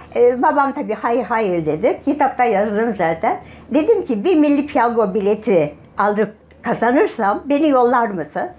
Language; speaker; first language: Turkish; native; Turkish